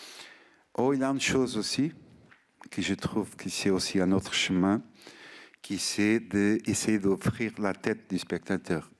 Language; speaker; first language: French; non-native, fluent; Portuguese